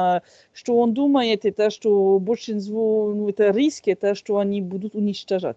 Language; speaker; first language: Russian; non-native, fluent; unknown